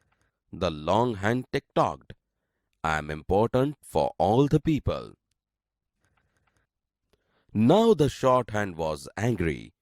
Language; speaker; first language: English; non-native, local second language; Gujarati